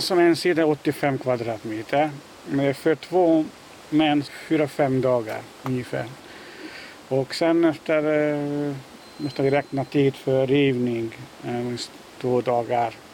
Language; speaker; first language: Swedish; non-native, fluent; Hungarian